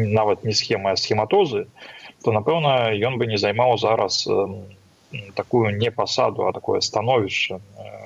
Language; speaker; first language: Belarusian; non-native, local second language; Russian